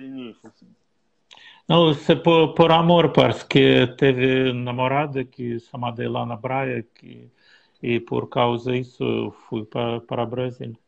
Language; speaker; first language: Portuguese; non-native, learner; Russian